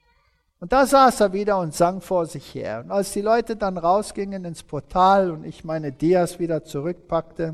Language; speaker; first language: German; early bilingual, heritage; German